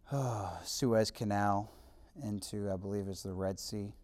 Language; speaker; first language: English; native; English